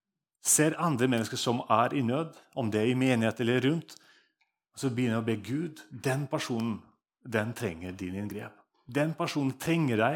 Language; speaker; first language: Norwegian; non-native, fluent; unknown